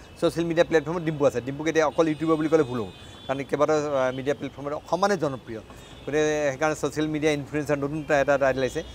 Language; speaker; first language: Assamese; native; Assamese